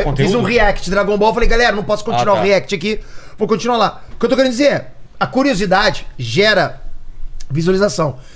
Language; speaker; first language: Portuguese; native; Portuguese